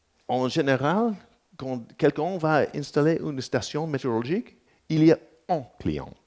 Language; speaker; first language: French; non-native, learner; English